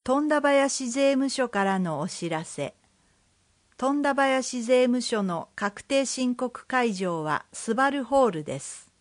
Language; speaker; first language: Japanese; native; Japanese